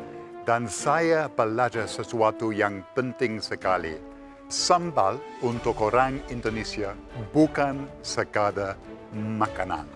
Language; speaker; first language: Indonesian; non-native, fluent; English